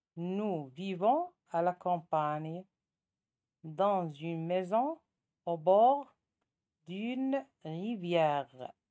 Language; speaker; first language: French; non-native, local second language; Arabic